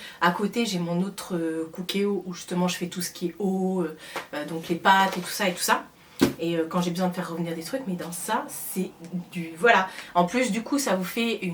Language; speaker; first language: French; native; French